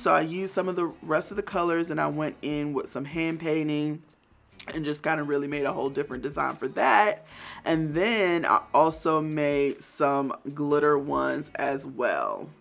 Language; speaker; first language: English; native; English